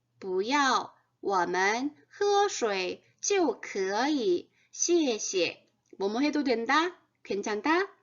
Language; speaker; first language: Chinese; non-native, fluent; Korean